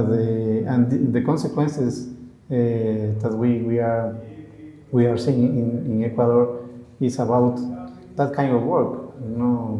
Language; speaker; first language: English; non-native, learner; Spanish